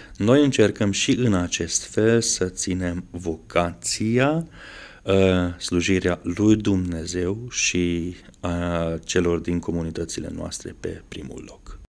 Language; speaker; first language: Romanian; non-native, local second language; Hungarian